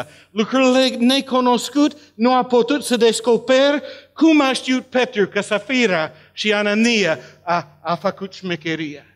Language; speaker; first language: Romanian; non-native, learner; English